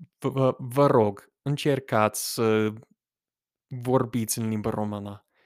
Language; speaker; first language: Romanian; non-native, fluent; English